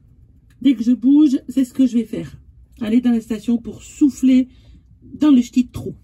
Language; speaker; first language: French; native; French